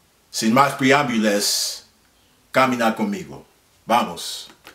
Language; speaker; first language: Spanish; non-native, learner; English